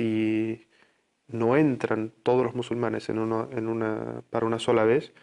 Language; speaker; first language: Spanish; native; Spanish